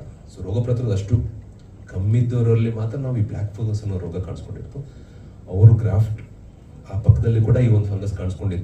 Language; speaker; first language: Kannada; non-native, local second language; Malayalam